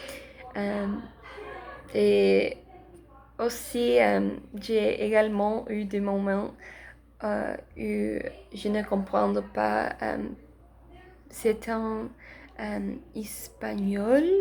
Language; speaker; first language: French; non-native, learner; Spanish